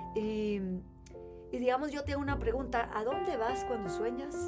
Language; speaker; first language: Spanish; native; Spanish